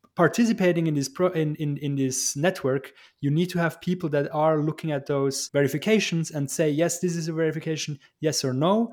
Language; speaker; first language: English; non-native, fluent; German